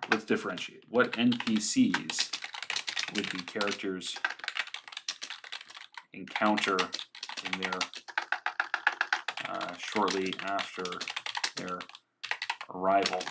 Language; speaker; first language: English; native; English